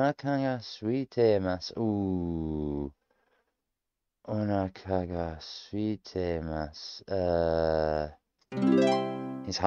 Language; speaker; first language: Japanese; non-native, learner; English